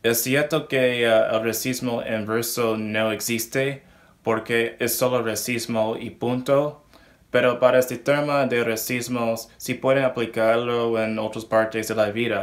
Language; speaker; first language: Spanish; non-native, learner; English